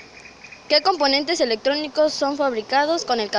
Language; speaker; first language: Spanish; native; Spanish